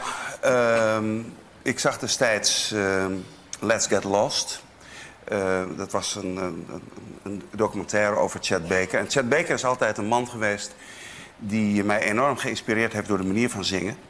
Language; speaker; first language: Dutch; native; Dutch